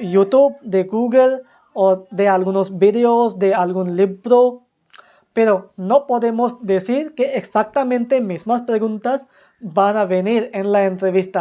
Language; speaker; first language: Spanish; non-native, fluent; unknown